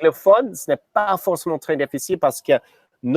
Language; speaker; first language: French; non-native, fluent; English